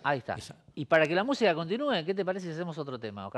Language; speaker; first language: Spanish; native; Spanish